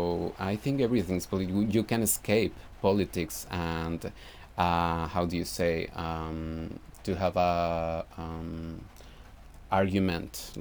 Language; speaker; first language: English; non-native, fluent; Spanish